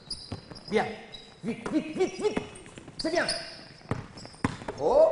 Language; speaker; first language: French; non-native, learner; Spanish